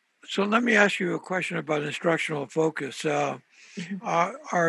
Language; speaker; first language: English; early bilingual, other home language; Spanish